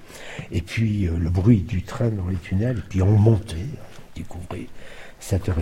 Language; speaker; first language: French; native; French